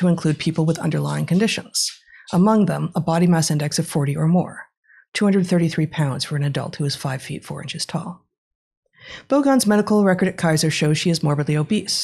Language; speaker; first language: English; native; English